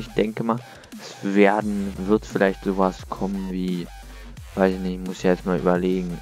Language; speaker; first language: German; native; German